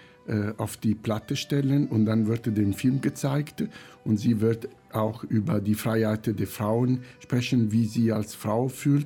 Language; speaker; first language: German; non-native, fluent; Italian